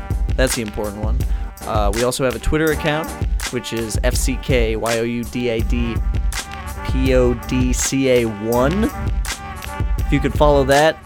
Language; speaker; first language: English; native; English